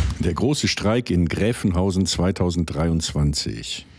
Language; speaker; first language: German; native; German